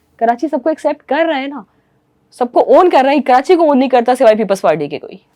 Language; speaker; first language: Urdu; native; Urdu